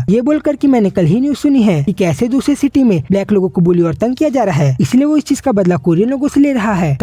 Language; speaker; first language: Hindi; native; Hindi